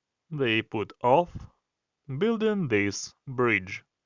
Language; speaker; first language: English; non-native, fluent; Ukrainian